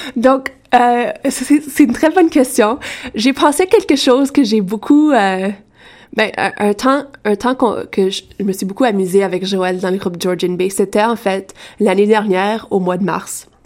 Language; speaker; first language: French; native; French